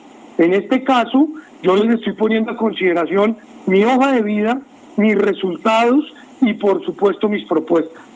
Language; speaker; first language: Spanish; native; Spanish